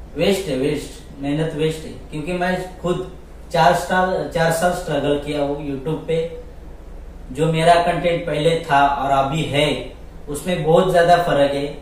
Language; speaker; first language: Hindi; non-native, local second language; Marathi